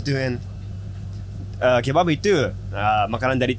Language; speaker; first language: Indonesian; non-native, fluent; Japanese